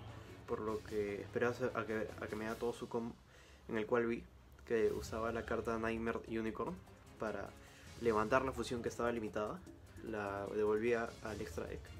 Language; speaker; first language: Spanish; native; Spanish